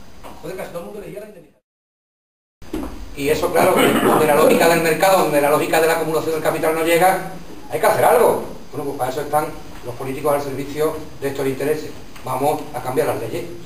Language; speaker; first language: Spanish; native; Spanish